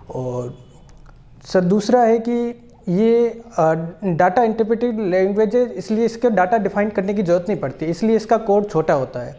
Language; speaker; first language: Hindi; native; Hindi